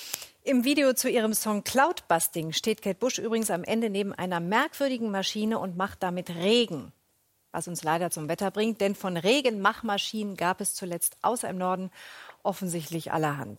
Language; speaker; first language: German; native; German